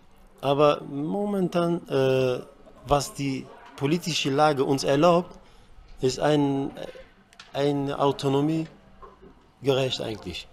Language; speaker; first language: German; early bilingual, heritage; Kurdish